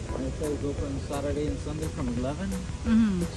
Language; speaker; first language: English; native; English